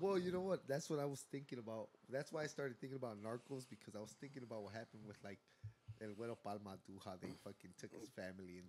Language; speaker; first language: English; early bilingual, other home language; Spanish